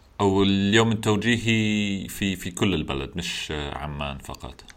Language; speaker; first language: Arabic; non-native, learner; English